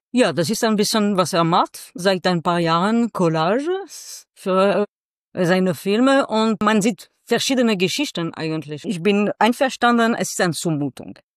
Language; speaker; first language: German; non-native, local second language; French